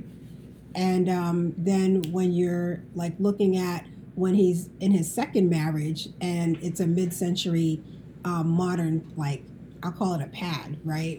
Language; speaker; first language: English; native; English